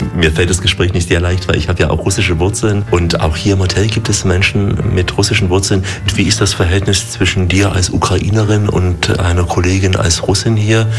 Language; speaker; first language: German; native; German